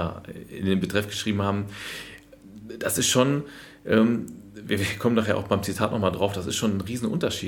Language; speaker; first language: German; native; German